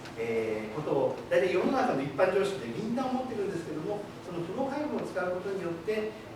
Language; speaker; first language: Japanese; native; Japanese